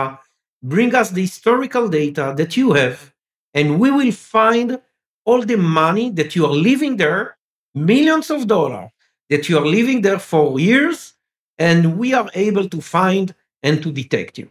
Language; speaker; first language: English; non-native, fluent; French